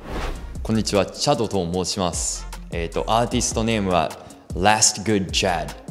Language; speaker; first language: Japanese; early bilingual, heritage; Japanese